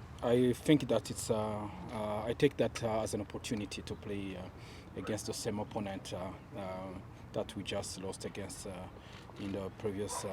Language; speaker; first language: English; non-native, fluent; French